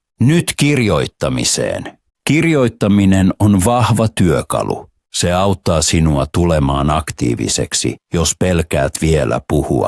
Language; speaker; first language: Finnish; non-native, fluent; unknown